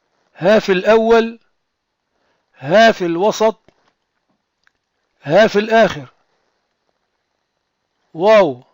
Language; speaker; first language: Arabic; non-native, fluent; French